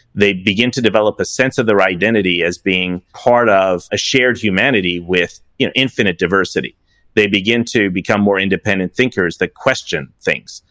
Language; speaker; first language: English; early bilingual, other home language; Persian